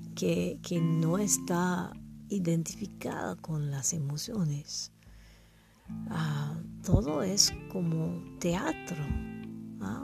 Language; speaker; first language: Spanish; non-native, learner; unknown